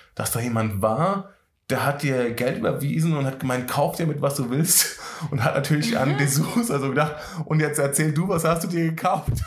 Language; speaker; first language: German; native; German